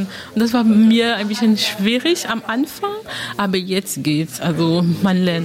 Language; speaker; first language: German; non-native, learner; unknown